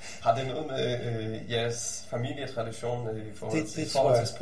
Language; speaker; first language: Danish; non-native, fluent; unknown